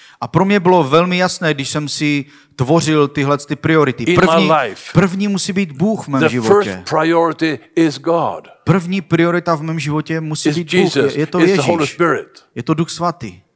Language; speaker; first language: Czech; non-native, learner; Swedish